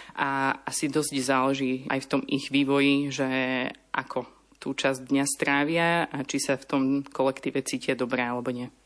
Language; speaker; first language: Slovak; native; Slovak